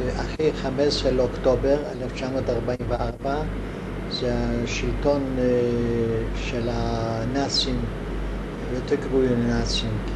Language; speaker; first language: Hebrew; non-native, fluent; Hungarian